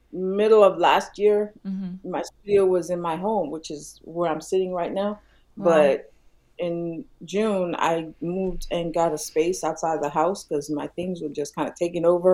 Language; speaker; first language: English; non-native, local second language; Yoruba